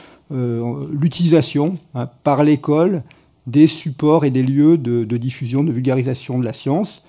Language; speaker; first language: French; native; French